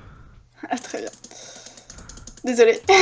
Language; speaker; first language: French; native; French